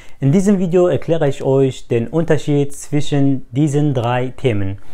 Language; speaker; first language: German; non-native, fluent; Kurdish